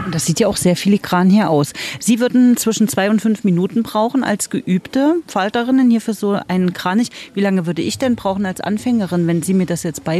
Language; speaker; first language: German; native; German